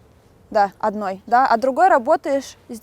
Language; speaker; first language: Russian; native; Russian